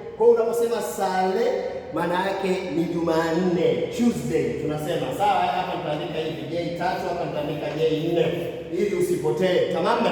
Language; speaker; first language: Swahili; native; Swahili